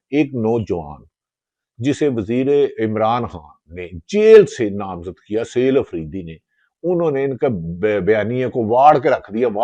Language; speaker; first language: Urdu; non-native, local second language; Punjabi